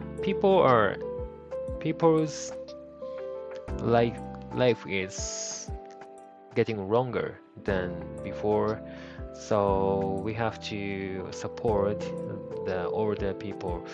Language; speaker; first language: English; non-native, learner; Japanese